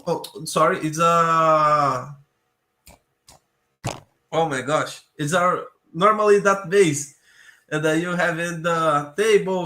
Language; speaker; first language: English; non-native, learner; Portuguese